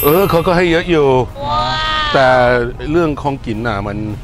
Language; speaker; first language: Thai; non-native, fluent; English